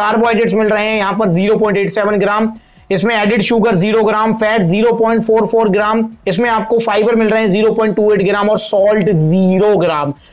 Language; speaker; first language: Hindi; native; Hindi